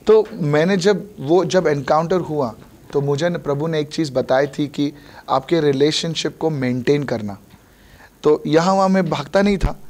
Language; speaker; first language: Hindi; non-native, local second language; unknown